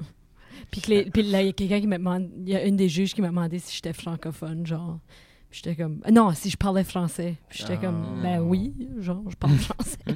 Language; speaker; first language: French; native; French